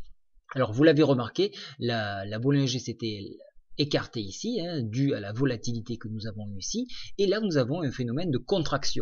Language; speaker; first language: French; native; French